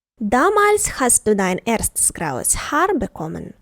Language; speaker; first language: German; non-native, fluent; Ukrainian